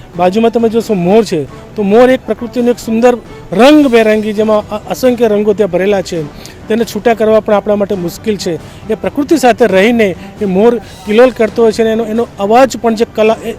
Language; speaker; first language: Gujarati; non-native, local second language; Rathawi